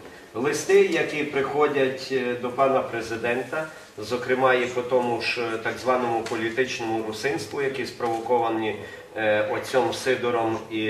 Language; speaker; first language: Ukrainian; native; Ukrainian